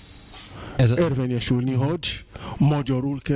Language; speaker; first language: Hungarian; non-native, fluent; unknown